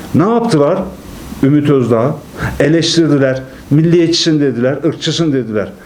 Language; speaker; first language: Turkish; native; Turkish